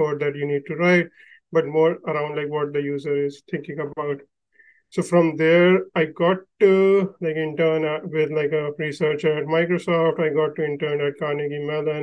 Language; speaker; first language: English; non-native, local second language; Hindi